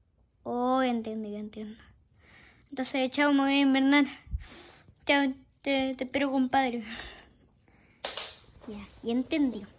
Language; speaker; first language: Spanish; early bilingual, heritage; Spanish